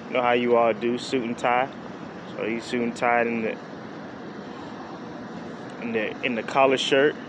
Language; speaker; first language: English; native; English